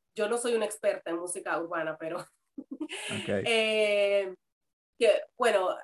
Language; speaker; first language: Spanish; native; Spanish